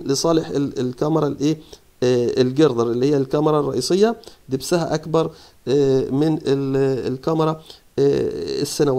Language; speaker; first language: Arabic; native; Arabic